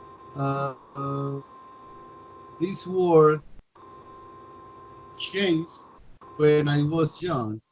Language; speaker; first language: English; non-native, learner; Spanish